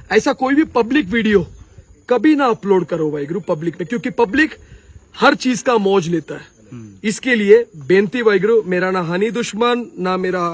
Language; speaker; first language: Hindi; non-native, local second language; Punjabi